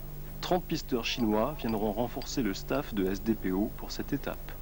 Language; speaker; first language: French; native; French